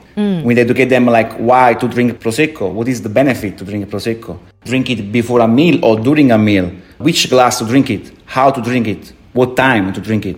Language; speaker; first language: English; non-native, fluent; Italian